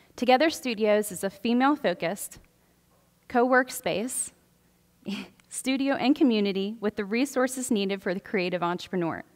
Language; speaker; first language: English; native; English